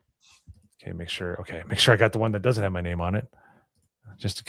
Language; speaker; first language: English; native; English